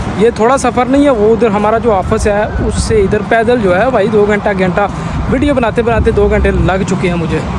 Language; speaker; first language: Urdu; non-native, local second language; Punjabi